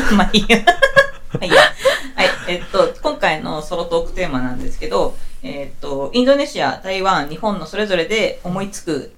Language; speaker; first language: Japanese; native; Japanese